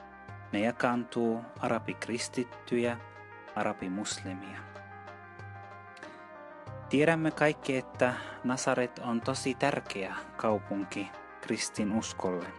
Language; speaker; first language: Finnish; non-native, fluent; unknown